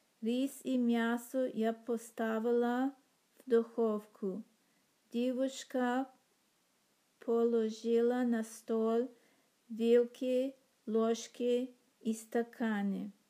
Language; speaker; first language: Russian; non-native, learner; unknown